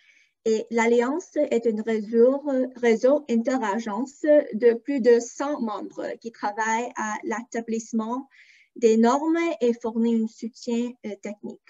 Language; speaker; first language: French; non-native, fluent; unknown